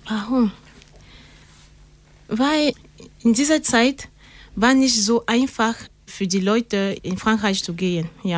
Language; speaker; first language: German; non-native, learner; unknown